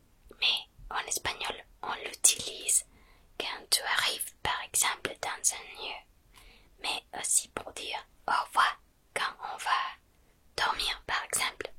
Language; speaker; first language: French; non-native, fluent; Spanish